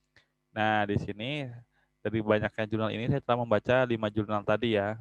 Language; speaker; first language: Indonesian; native; Indonesian